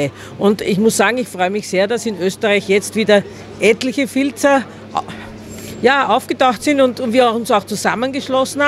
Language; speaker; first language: German; native; German